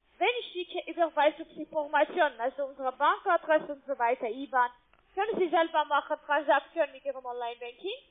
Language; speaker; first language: German; non-native, learner; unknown